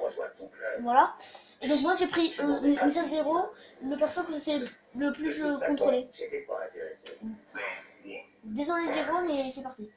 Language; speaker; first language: French; native; French